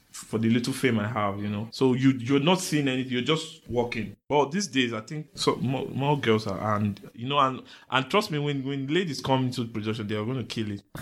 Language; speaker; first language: English; non-native, local second language; Bini